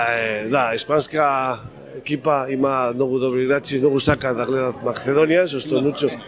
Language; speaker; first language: Macedonian; non-native, fluent; Spanish